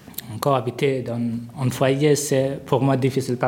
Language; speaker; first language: French; non-native, learner; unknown